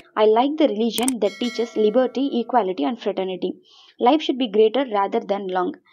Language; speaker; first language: English; non-native, local second language; Tamil